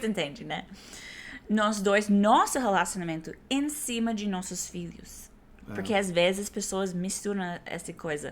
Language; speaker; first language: Portuguese; non-native, fluent; English